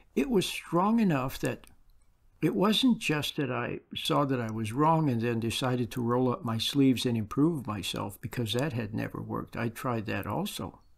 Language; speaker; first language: English; native; English